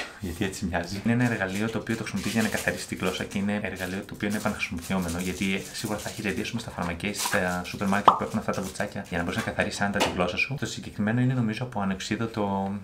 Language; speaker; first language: Greek; early bilingual, heritage; Greek